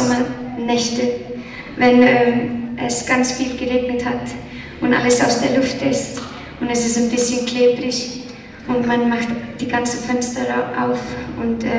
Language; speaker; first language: German; non-native, fluent; Icelandic